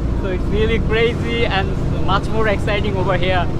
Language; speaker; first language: English; non-native, local second language; Bangla